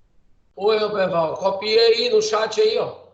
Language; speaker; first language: Portuguese; native; Portuguese